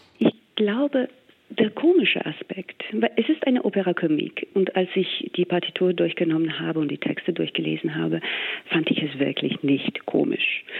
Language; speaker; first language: German; non-native, fluent; English